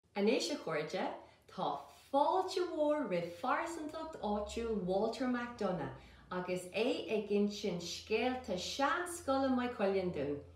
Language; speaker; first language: Irish; native; Irish